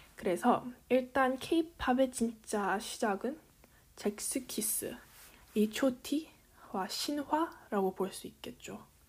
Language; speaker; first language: Korean; early bilingual, heritage; Korean